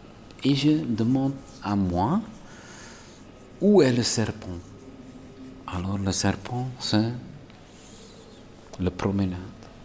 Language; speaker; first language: French; non-native, local second language; Dutch